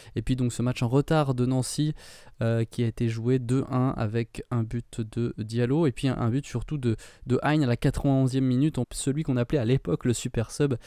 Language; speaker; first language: French; native; French